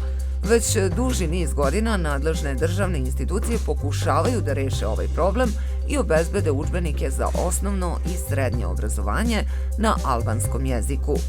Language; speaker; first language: Serbian; native; Serbian